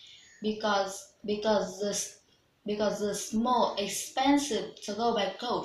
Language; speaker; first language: English; non-native, learner; Vietnamese